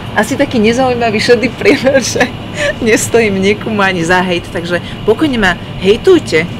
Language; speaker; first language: Slovak; native; Slovak